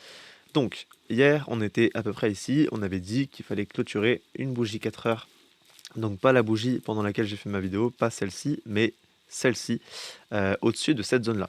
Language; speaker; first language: French; native; French